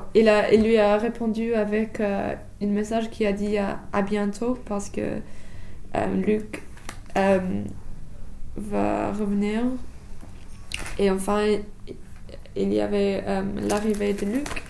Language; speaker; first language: French; non-native, learner; English